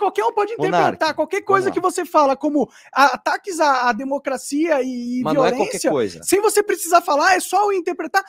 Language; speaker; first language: Portuguese; native; Portuguese